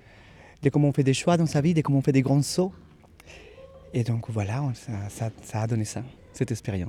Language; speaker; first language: French; native; French